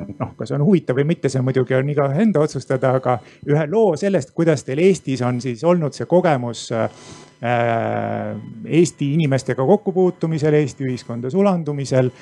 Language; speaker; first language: Estonian; native; Estonian